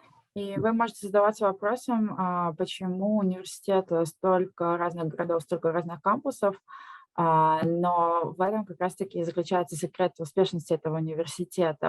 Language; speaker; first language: Russian; native; Russian